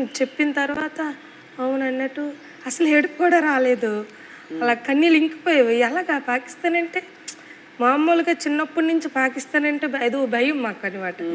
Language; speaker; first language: Telugu; native; Telugu